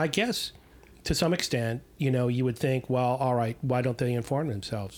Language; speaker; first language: English; native; English